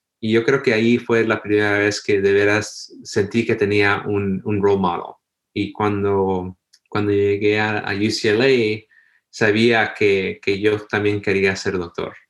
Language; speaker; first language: Spanish; early bilingual, heritage; Spanish